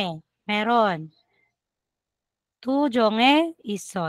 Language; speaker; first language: Korean; non-native, fluent; Filipino